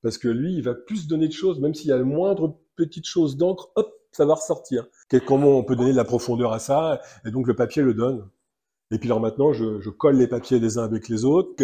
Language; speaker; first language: French; native; French